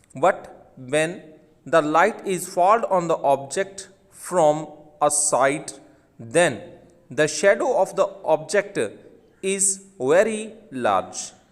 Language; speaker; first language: English; non-native, local second language; Punjabi